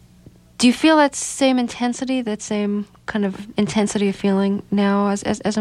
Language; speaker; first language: English; native; English